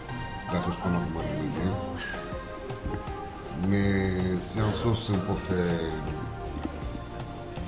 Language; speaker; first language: French; non-native, learner; Italian